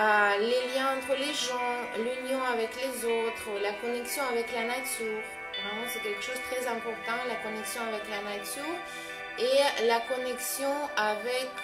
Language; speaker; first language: French; non-native, fluent; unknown